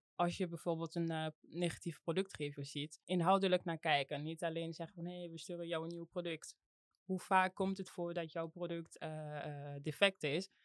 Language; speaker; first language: Dutch; non-native, fluent; French